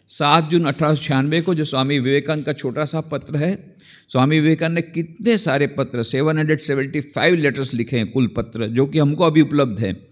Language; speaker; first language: Hindi; non-native, local second language; Gujarati